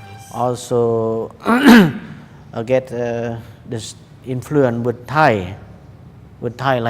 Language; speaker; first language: English; non-native, learner; Khmer